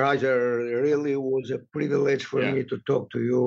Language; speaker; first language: English; non-native, fluent; Albanian